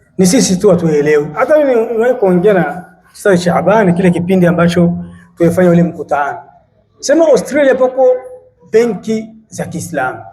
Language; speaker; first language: Swahili; native; Swahili